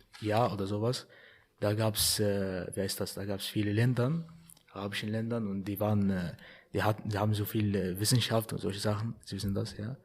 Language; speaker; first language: German; early bilingual, other home language; Arabic